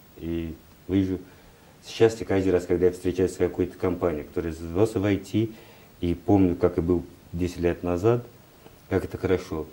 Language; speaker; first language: Russian; non-native, learner; Portuguese